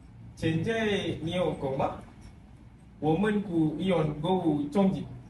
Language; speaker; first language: Chinese; non-native, learner; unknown